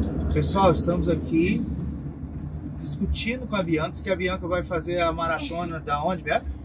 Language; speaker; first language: Portuguese; native; Portuguese